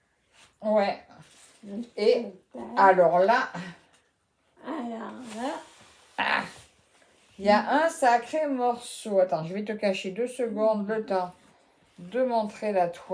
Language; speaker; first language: French; native; French